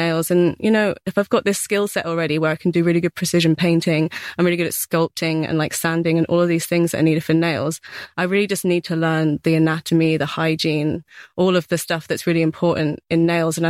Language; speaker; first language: English; native; English